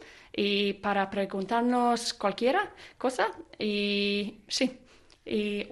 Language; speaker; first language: Spanish; non-native, fluent; English